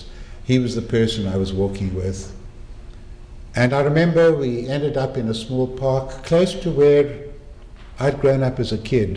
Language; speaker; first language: English; native; English